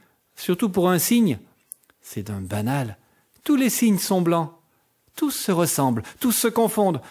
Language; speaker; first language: French; native; French